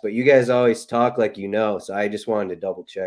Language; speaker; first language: English; native; English